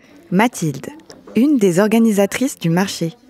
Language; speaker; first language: French; native; French